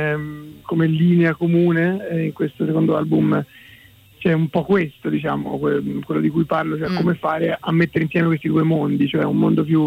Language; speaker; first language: Italian; native; Italian